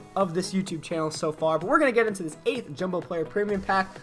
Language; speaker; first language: English; native; English